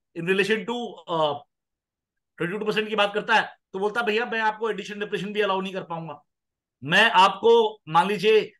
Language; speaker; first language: Hindi; non-native, local second language; Punjabi